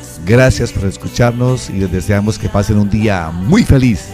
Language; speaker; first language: Spanish; native; Spanish